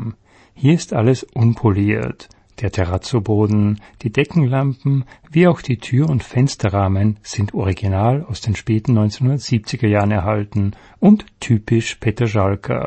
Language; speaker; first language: German; native; German